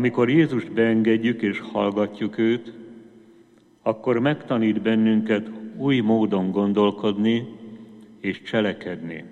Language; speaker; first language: Hungarian; native; Hungarian